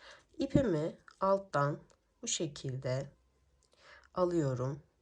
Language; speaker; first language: Turkish; native; Turkish